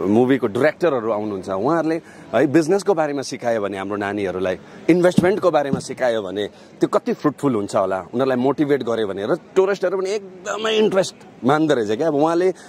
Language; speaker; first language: Nepali; native; Nepali